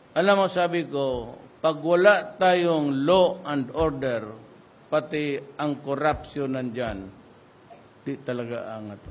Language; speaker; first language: Filipino; non-native, local second language; Cebuano